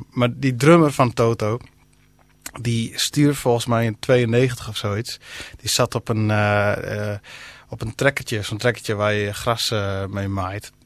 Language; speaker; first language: Dutch; non-native, local second language; Western Frisian